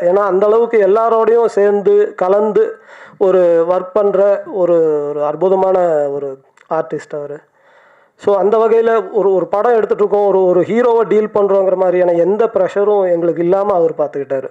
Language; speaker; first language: Tamil; native; Tamil